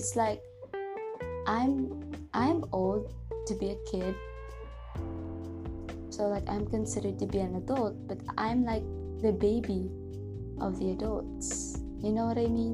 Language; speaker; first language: English; non-native, local second language; Cebuano